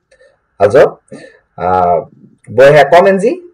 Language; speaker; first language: German; non-native, fluent; Bangla